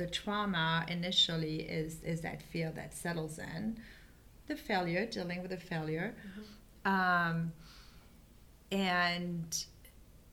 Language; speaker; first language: English; non-native, fluent; French